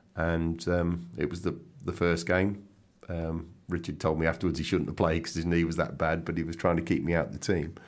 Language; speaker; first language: English; native; English